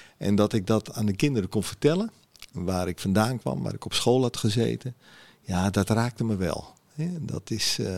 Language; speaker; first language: Dutch; early bilingual, other home language; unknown